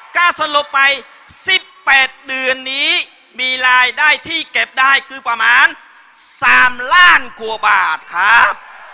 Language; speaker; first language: Thai; non-native, learner; Khmer